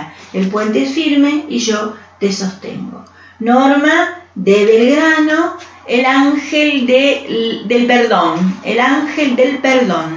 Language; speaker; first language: Spanish; native; Spanish